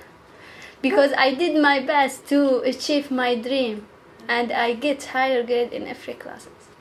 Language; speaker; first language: English; non-native, learner; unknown